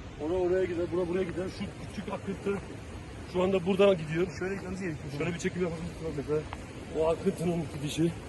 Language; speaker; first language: Turkish; early bilingual, heritage; Turkish